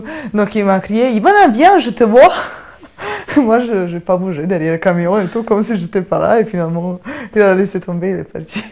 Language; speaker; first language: French; non-native, fluent; Serbian